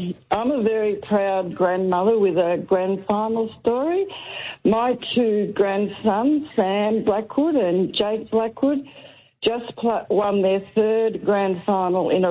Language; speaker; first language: English; native; English